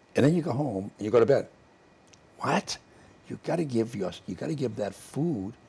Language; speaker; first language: English; native; English